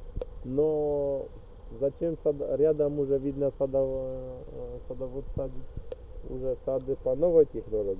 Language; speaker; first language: Russian; non-native, fluent; Polish